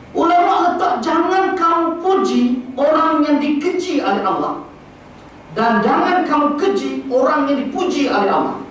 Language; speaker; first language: Malay; native; Malay